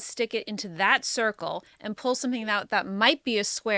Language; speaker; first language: English; native; English